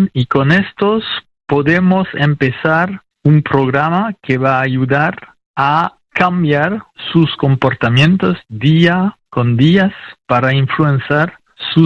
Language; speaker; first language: Spanish; non-native, fluent; French